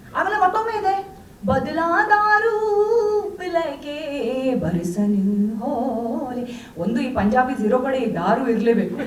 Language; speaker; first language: Kannada; non-native, local second language; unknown